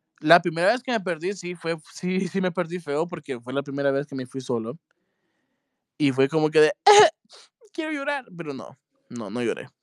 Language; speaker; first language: Spanish; native; Spanish